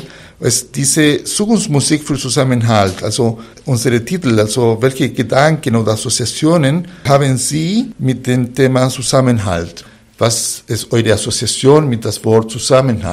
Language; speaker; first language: German; non-native, fluent; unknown